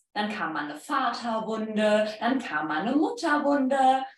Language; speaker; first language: German; non-native, fluent; Polish